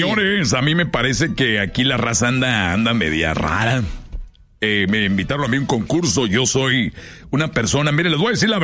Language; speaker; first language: Spanish; native; Spanish